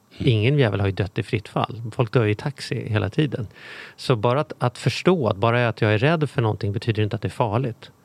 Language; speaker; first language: Swedish; native; Swedish